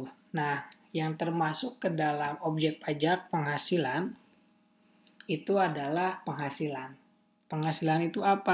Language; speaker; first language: Indonesian; native; Indonesian